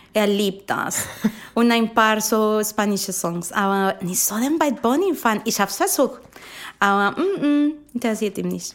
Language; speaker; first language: German; non-native, fluent; Spanish